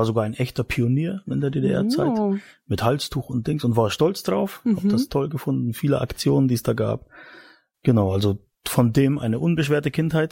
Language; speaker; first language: German; native; German